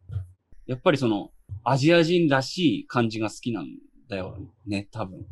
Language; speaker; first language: Japanese; native; Japanese